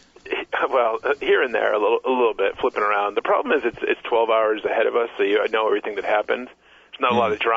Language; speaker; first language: English; native; English